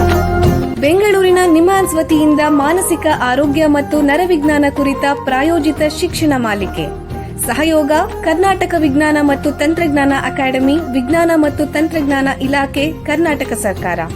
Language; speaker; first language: Kannada; native; Kannada